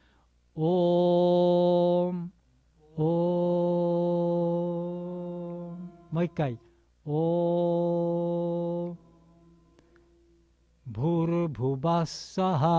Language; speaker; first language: Japanese; non-native, learner; Bangla